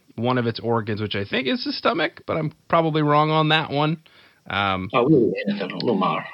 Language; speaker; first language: English; native; English